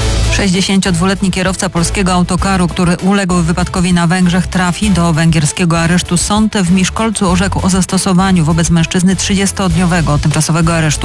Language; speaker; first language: Polish; native; Polish